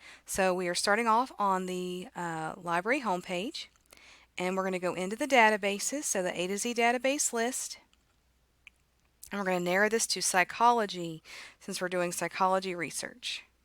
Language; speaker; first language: English; native; English